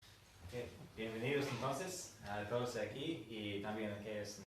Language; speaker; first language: Spanish; non-native, fluent; English